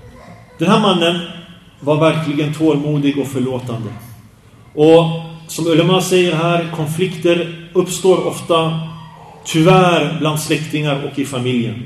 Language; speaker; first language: Swedish; early bilingual, other home language; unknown